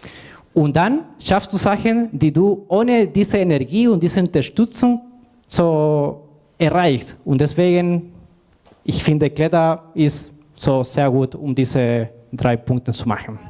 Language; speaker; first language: German; non-native, fluent; Spanish